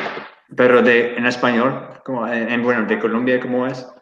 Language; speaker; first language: Spanish; non-native, learner; English